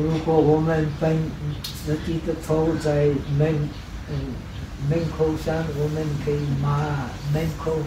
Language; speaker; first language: Chinese; non-native, fluent; Czech